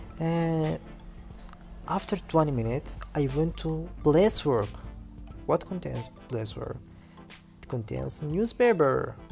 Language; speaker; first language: English; non-native, learner; Arabic